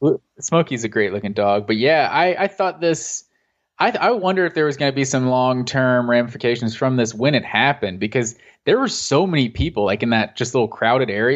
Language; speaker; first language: English; native; English